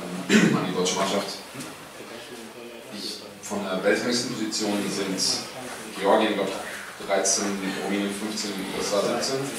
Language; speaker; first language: German; native; German